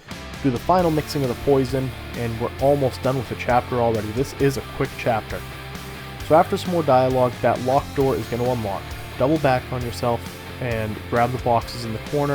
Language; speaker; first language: English; native; English